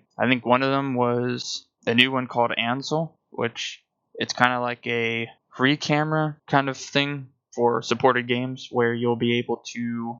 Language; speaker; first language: English; native; English